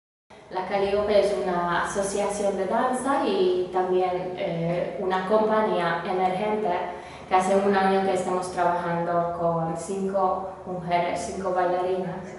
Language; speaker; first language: Spanish; non-native, fluent; Hungarian